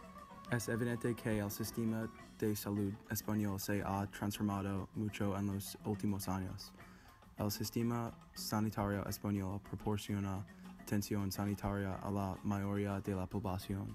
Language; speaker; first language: Spanish; non-native, learner; English